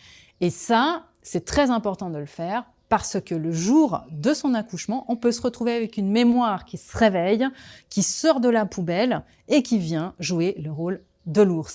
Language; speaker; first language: French; native; French